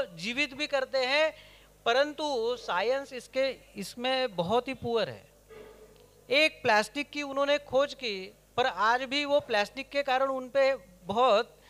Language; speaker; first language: Hindi; non-native, local second language; Kannada